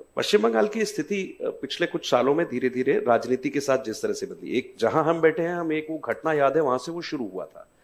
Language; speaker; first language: Hindi; native; Hindi